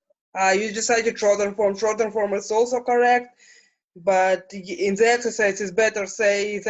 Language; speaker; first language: English; non-native, fluent; Russian